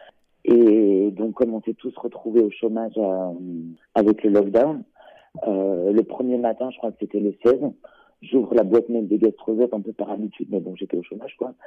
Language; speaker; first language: French; native; French